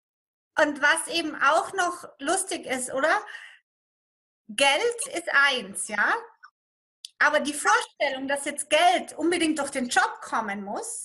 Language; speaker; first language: German; native; German